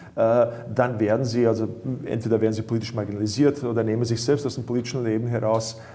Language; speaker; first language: German; non-native, fluent; Bosnian